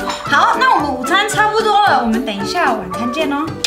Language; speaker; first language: Chinese; early bilingual, heritage; Chinese